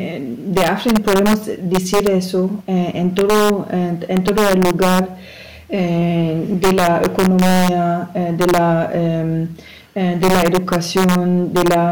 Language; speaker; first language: Spanish; non-native, learner; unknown